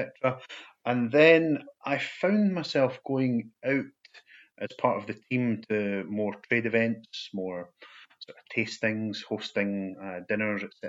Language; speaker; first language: English; native; English